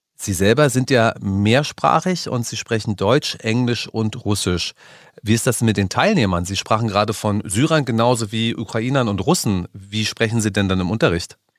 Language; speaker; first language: German; native; German